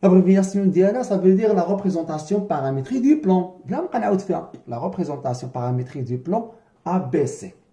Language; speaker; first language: French; non-native, local second language; Arabic